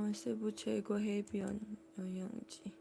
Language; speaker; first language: Korean; non-native, learner; Cebuano